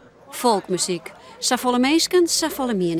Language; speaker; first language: Dutch; non-native, local second language; Western Frisian